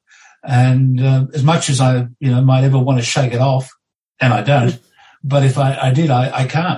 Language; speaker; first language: English; native; English